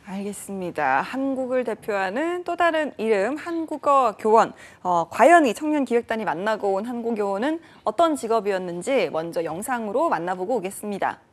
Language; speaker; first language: Korean; native; Korean